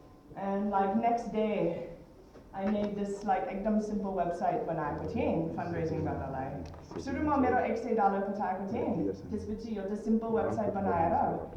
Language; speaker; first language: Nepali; early bilingual, heritage; Nepali